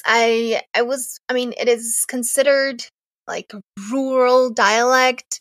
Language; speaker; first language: English; non-native, fluent; Serbian